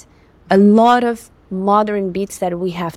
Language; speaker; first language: English; non-native, fluent; Yakut